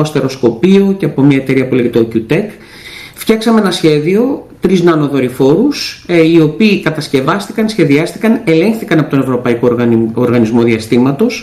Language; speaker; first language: Greek; native; Greek